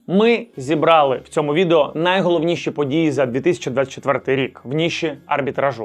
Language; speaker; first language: Ukrainian; native; Ukrainian